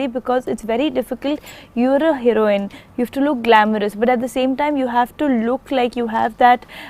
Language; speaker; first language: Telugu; non-native, fluent; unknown